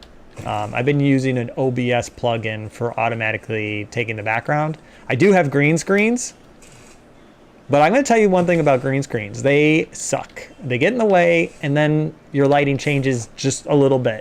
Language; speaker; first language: English; native; English